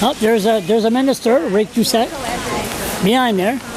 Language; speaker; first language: English; non-native, local second language; French